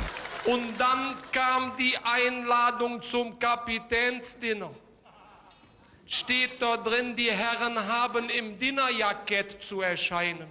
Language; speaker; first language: German; native; German